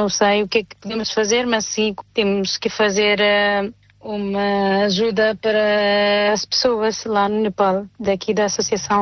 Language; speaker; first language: Portuguese; non-native, fluent; Nepali